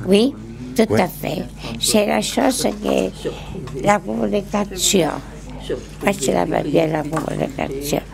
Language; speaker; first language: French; non-native, learner; Italian